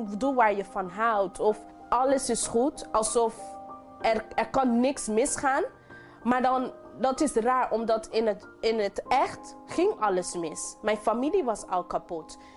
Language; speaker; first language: Dutch; non-native, local second language; English